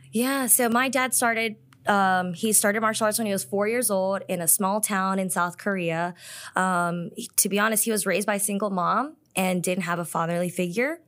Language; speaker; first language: English; early bilingual, other home language; Korean